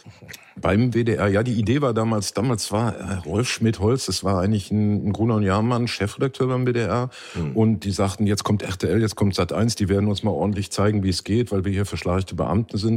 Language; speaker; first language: German; native; German